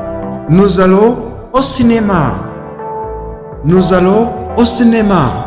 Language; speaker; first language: French; non-native, learner; Kinyarwanda